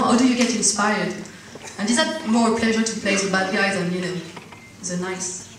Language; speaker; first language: English; non-native, fluent; French